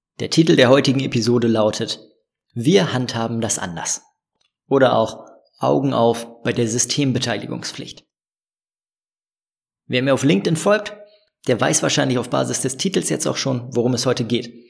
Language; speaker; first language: German; native; German